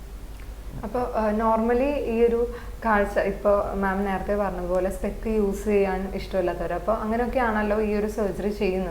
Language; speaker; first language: Malayalam; native; Malayalam